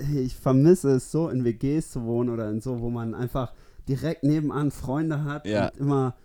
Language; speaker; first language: German; early bilingual, heritage; German